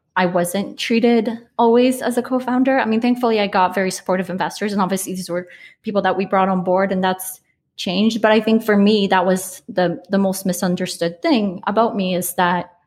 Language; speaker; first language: English; early bilingual, other home language; Polish